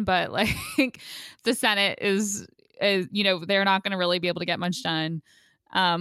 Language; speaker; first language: English; native; English